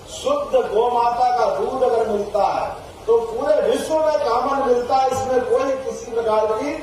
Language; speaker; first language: Hindi; native; Hindi